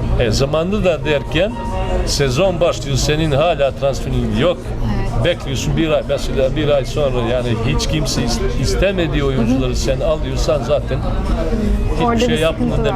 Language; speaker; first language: Turkish; non-native, fluent; Serbian